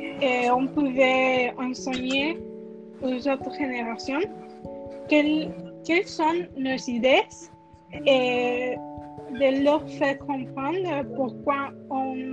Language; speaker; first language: French; non-native, learner; Spanish